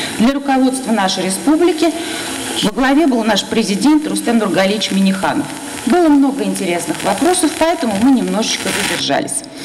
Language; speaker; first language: Russian; native; Russian